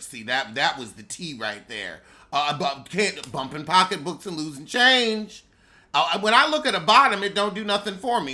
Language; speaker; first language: English; native; English